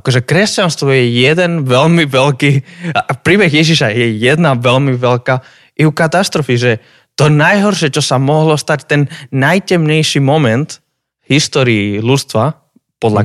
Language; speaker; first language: Slovak; native; Slovak